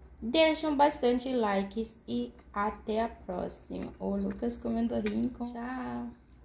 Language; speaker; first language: Portuguese; non-native, fluent; Haitian Creole